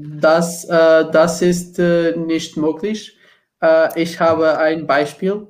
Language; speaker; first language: German; non-native, learner; Portuguese